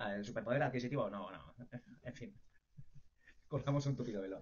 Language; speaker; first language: Spanish; native; Spanish